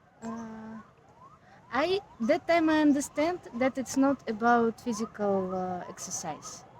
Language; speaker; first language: English; non-native, learner; Ukrainian